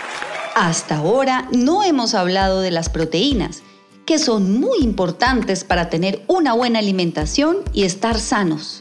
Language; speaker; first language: Spanish; native; Spanish